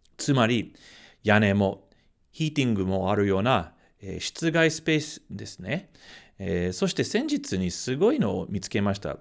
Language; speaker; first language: Japanese; non-native, fluent; English